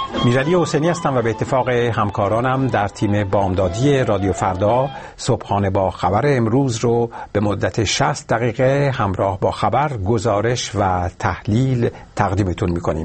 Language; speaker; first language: Persian; native; Persian